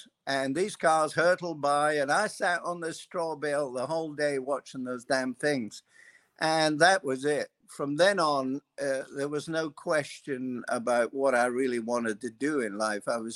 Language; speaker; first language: English; native; English